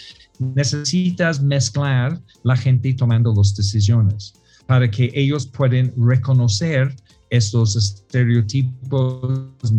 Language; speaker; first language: Spanish; non-native, fluent; English